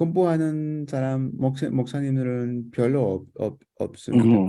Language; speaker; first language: Korean; non-native, fluent; Spanish